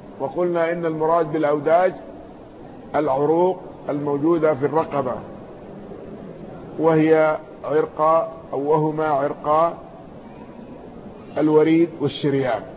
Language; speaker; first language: Arabic; native; Arabic